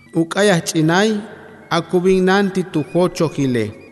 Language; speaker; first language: Spanish; non-native, local second language; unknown